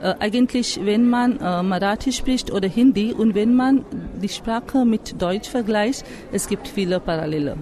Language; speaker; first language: German; non-native, fluent; Marathi